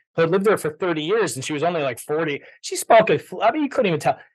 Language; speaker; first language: English; native; English